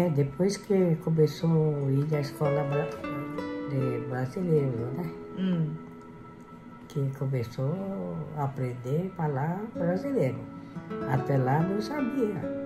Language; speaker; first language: Portuguese; non-native, local second language; Japanese